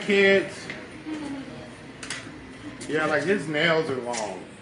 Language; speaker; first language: English; native; English